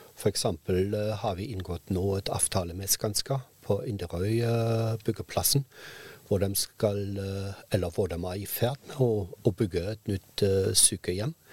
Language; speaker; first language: Norwegian; non-native, fluent; German